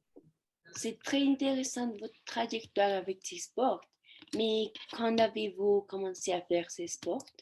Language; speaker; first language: French; non-native, fluent; Spanish